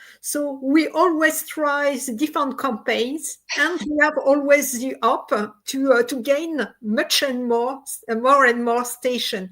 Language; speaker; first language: English; non-native, fluent; French